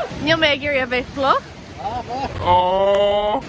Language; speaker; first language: Irish; non-native, local second language; English